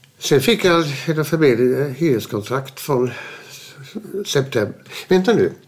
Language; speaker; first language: Swedish; early bilingual, other home language; German